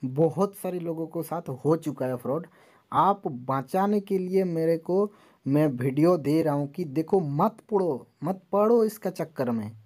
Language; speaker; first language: Hindi; non-native, local second language; Bangla